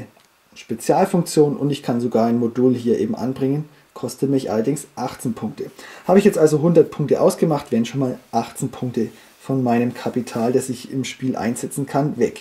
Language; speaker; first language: German; native; German